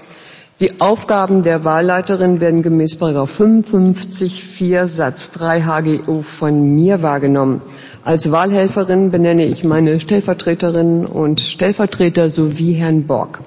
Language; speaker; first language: German; native; German